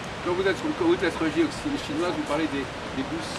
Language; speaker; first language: French; native; French